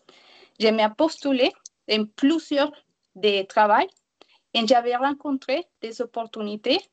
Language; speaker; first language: French; non-native, learner; Spanish